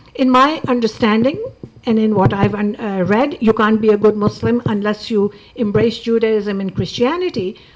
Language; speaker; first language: English; non-native, local second language; Urdu